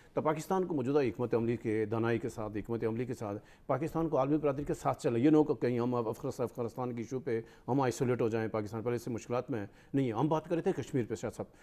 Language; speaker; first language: Urdu; non-native, local second language; Pahari-Potwari